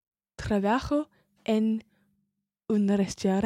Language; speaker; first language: Spanish; non-native, learner; English